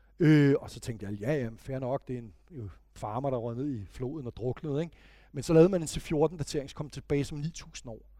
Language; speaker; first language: Danish; native; Danish